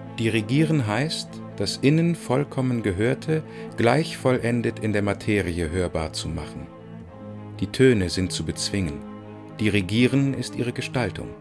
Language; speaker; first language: German; native; German